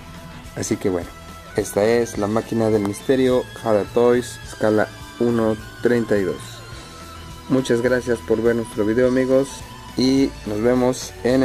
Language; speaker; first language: Spanish; native; Spanish